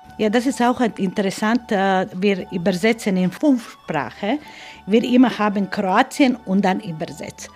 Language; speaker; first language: German; non-native, learner; Croatian